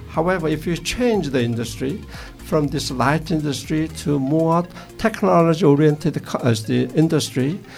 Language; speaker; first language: English; non-native, learner; Korean